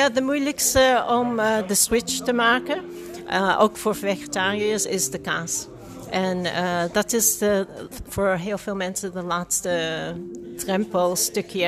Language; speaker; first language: Dutch; non-native, fluent; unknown